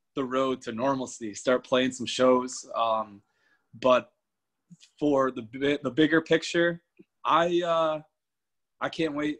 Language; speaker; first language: English; native; English